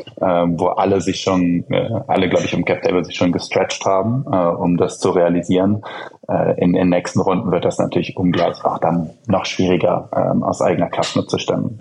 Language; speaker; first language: German; native; German